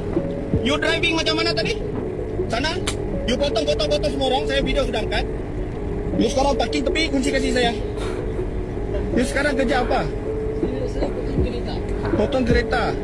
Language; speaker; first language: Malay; non-native, local second language; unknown